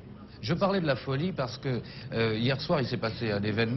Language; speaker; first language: French; native; French